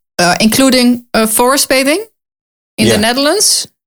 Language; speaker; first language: English; non-native, learner; Dutch